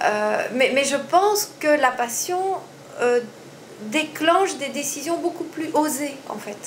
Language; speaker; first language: French; native; French